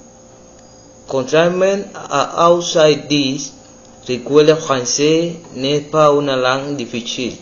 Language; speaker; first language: French; non-native, learner; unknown